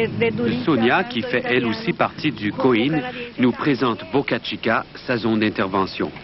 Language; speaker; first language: French; native; French